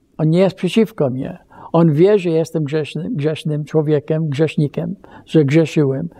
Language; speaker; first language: Polish; early bilingual, heritage; Polish